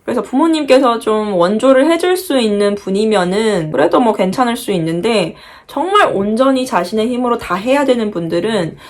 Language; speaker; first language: Korean; native; Korean